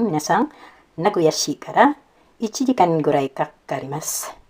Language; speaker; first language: Japanese; non-native, learner; Filipino